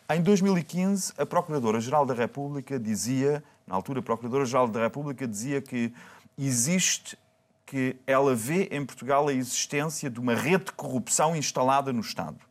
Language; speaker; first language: Portuguese; native; Portuguese